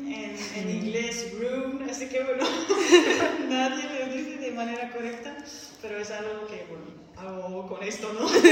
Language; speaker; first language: Spanish; non-native, fluent; Dutch